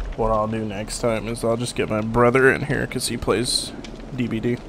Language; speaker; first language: English; native; English